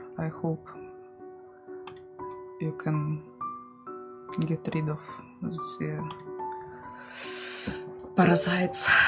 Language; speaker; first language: English; non-native, learner; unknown